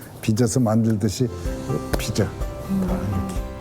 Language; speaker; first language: Korean; native; Korean